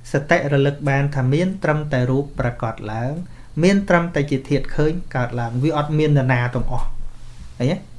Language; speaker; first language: Khmer; native; Khmer